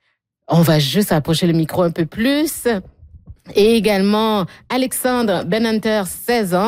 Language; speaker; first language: French; native; French